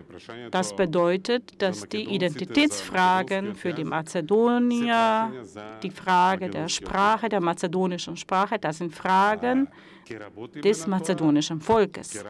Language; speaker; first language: German; non-native, fluent; Macedonian